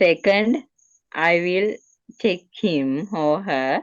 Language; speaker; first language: English; non-native, learner; Sinhala